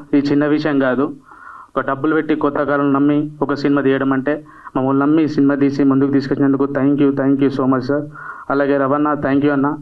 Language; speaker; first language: Telugu; native; Telugu